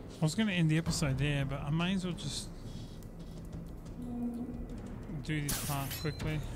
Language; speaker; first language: English; native; English